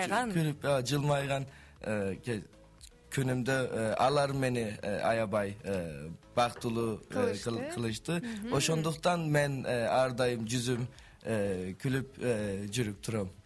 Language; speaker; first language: Kyrgyz; non-native, learner; Turkish